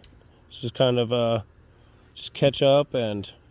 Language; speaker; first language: English; native; English